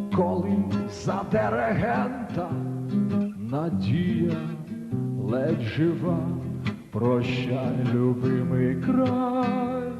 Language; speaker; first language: Ukrainian; early bilingual, heritage; Ukrainian